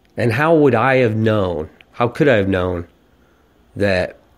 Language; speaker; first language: English; native; English